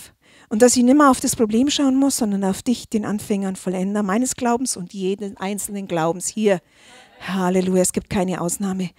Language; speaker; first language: German; native; German